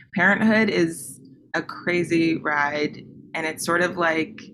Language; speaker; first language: English; native; English